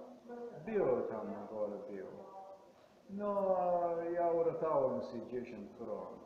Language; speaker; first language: Polish; non-native, learner; Czech